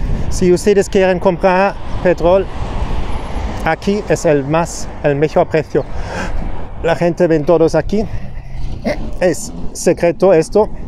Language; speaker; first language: Spanish; non-native, learner; German